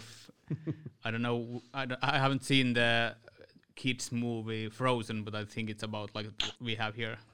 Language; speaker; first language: English; non-native, fluent; Finnish